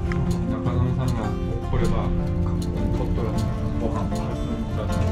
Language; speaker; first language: Japanese; native; Japanese